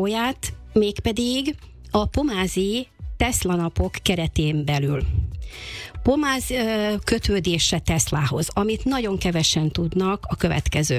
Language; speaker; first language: Hungarian; native; Hungarian